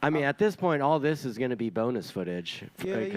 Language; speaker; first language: English; native; English